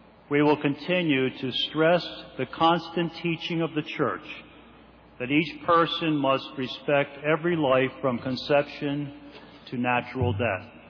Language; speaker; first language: English; native; English